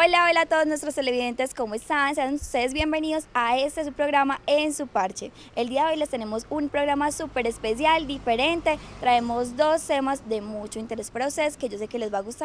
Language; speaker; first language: Spanish; native; Spanish